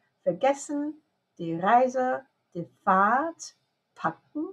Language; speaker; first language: German; non-native, fluent; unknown